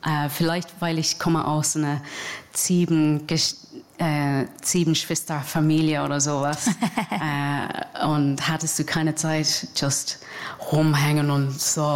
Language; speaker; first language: German; non-native, learner; English